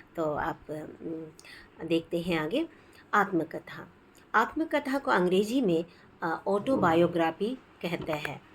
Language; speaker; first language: Hindi; non-native, local second language; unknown